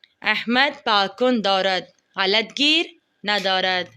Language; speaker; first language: Persian; non-native, fluent; Urdu